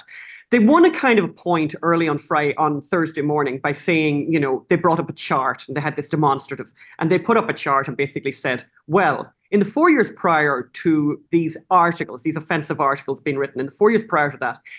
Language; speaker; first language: English; native; English